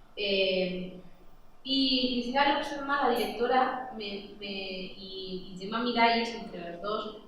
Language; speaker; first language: Spanish; non-native, local second language; Catalan